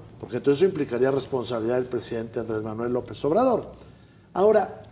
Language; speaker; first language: Spanish; native; Spanish